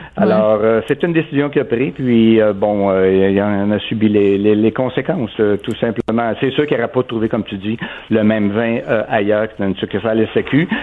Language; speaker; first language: French; native; French